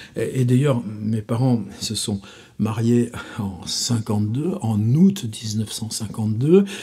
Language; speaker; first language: French; native; French